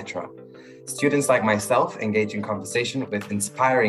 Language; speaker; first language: English; non-native, fluent; Spanish